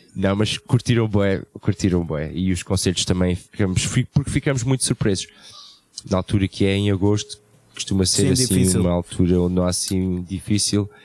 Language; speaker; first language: Portuguese; early bilingual, heritage; Portuguese